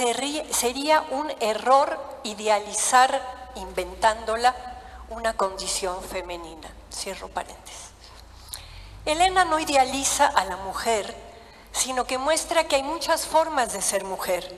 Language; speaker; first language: Spanish; native; Spanish